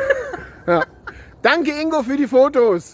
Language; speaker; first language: German; native; German